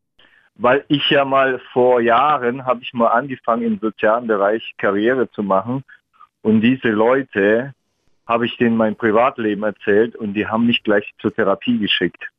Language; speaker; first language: German; early bilingual, other home language; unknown